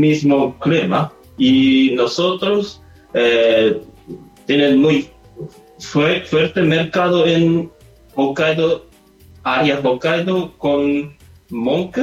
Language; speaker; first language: Spanish; non-native, learner; Japanese